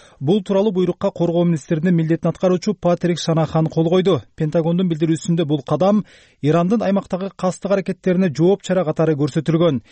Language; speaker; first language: Kyrgyz; native; Kyrgyz